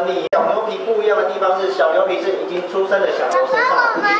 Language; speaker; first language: Chinese; native; Chinese